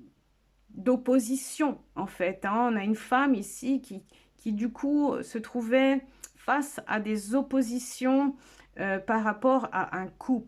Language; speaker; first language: French; native; French